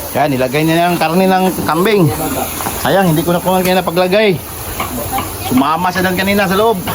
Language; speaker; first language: Filipino; non-native, local second language; Cebuano